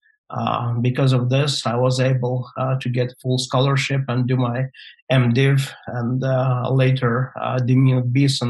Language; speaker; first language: English; non-native, fluent; Russian